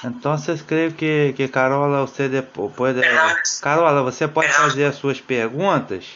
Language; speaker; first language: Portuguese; non-native, learner; Spanish